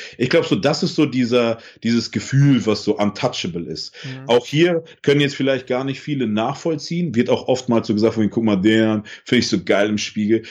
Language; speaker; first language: German; early bilingual, other home language; Russian